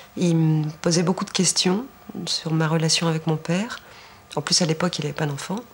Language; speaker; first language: French; native; French